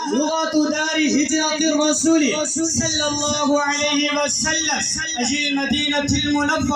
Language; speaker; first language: Arabic; non-native, learner; Urdu